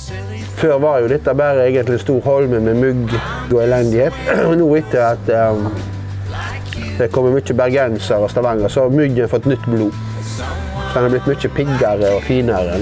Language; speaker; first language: Norwegian; native; Norwegian